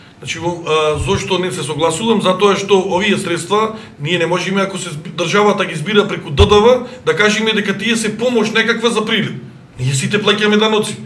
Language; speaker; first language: Macedonian; native; Macedonian